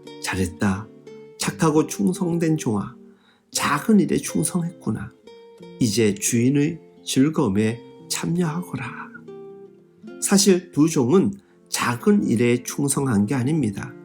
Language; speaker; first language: Korean; native; Korean